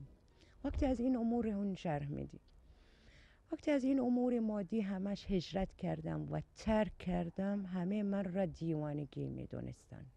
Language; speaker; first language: Persian; non-native, learner; Arabic